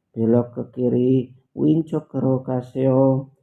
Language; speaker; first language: Korean; non-native, learner; Indonesian